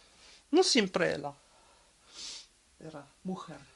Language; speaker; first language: Spanish; non-native, learner; French